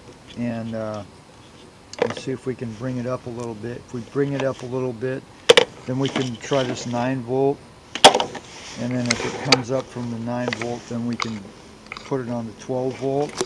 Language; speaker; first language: English; native; English